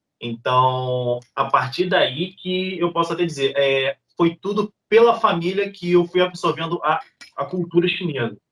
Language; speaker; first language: Portuguese; native; Portuguese